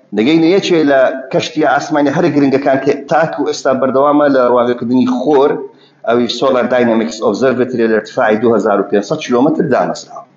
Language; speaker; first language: Central Kurdish; native; Central Kurdish